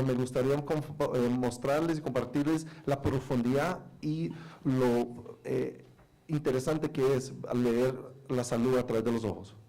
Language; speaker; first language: Spanish; native; Spanish